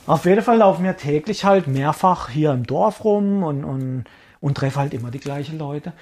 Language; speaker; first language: German; early bilingual, other home language; Italian